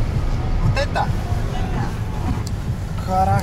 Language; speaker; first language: Russian; non-native, learner; Italian